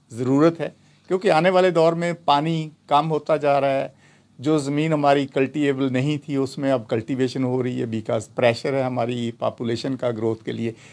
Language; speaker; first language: Urdu; non-native, local second language; Punjabi